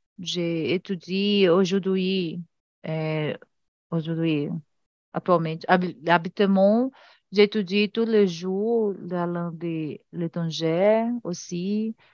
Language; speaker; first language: French; non-native, learner; Portuguese